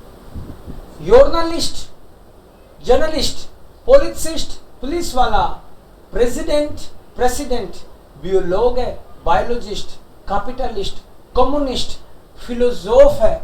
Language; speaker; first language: Hindi; native; Hindi